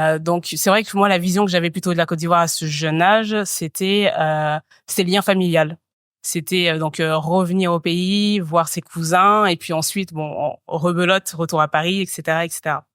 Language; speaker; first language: French; early bilingual, other home language; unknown